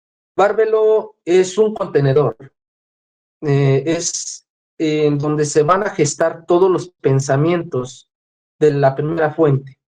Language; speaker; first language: Spanish; native; Spanish